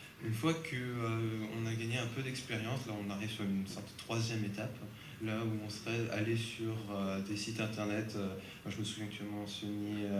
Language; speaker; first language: French; native; French